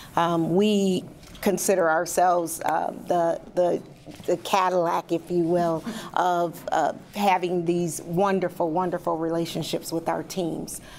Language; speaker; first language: English; native; English